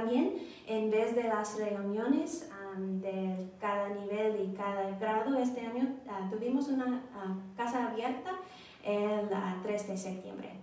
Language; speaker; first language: Spanish; non-native, learner; English